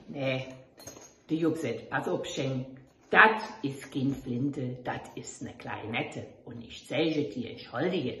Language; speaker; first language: German; native; German